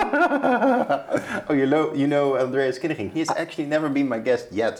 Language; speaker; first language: English; non-native, fluent; Dutch